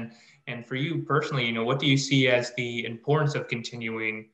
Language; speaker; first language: English; native; English